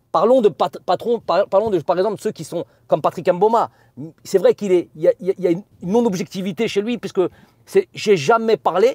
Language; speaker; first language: French; native; French